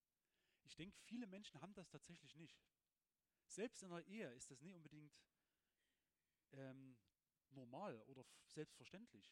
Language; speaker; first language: German; native; German